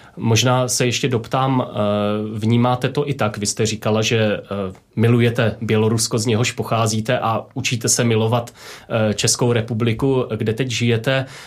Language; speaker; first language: Czech; native; Czech